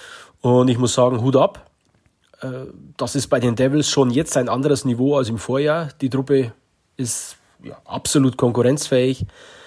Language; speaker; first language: German; native; German